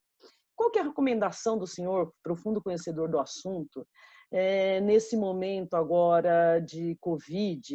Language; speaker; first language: Portuguese; native; Portuguese